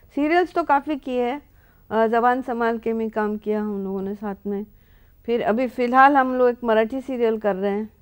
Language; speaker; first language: Hindi; non-native, local second language; Marathi